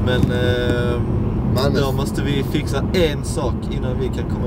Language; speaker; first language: Swedish; native; Swedish